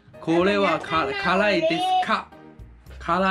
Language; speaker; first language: Japanese; non-native, fluent; Chinese